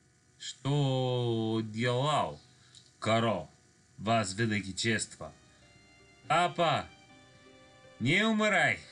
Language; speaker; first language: Russian; non-native, learner; English